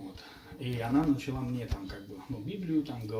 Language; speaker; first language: Russian; native; Russian